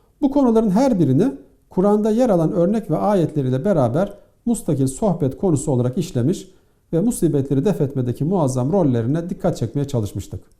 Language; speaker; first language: Turkish; native; Turkish